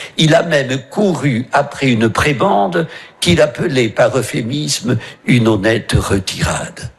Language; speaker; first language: French; native; French